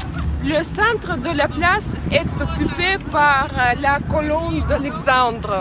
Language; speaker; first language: French; non-native, fluent; Russian